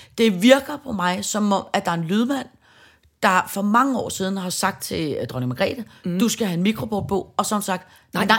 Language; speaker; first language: Danish; native; Danish